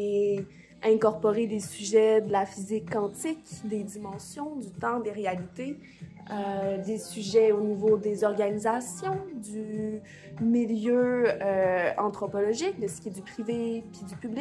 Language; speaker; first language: French; native; French